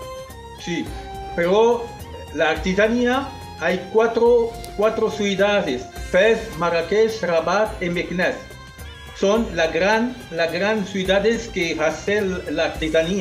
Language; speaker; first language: Spanish; non-native, fluent; Arabic